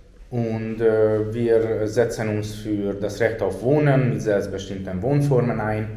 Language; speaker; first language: German; non-native, fluent; Hungarian